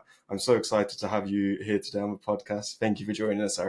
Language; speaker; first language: English; early bilingual, other home language; Albanian